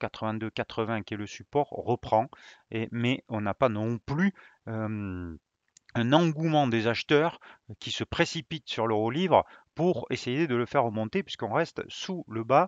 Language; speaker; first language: French; native; French